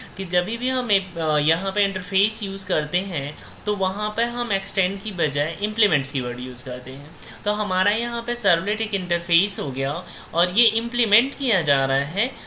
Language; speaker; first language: Hindi; native; Hindi